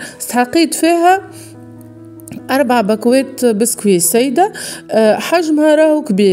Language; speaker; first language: Arabic; native; Arabic